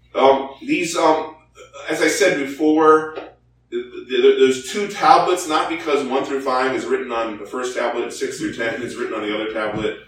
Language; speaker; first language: English; early bilingual, other home language; Korean